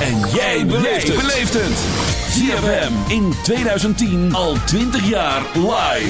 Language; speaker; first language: Dutch; native; Dutch